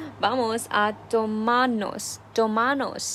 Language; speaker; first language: Spanish; non-native, learner; Chinese